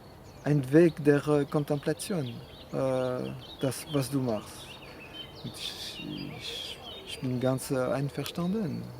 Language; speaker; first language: German; non-native, fluent; French